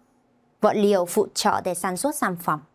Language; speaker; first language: Vietnamese; non-native, fluent; Korean